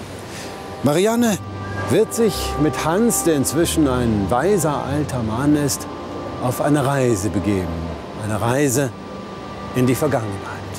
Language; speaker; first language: German; native; German